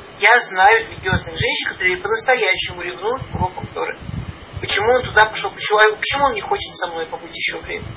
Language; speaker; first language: Russian; early bilingual, heritage; Russian